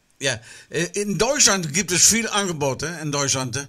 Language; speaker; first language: German; non-native, learner; Dutch